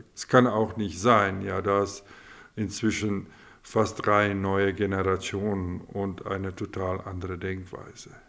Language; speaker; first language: German; non-native, local second language; Afrikaans